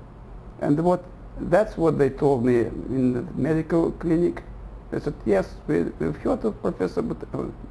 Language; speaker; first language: English; non-native, fluent; Russian